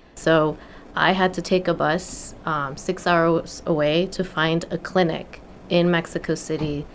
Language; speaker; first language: English; non-native, fluent; Spanish